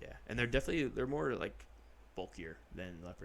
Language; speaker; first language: English; native; English